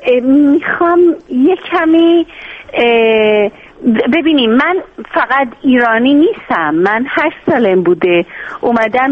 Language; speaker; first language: Persian; early bilingual, heritage; Persian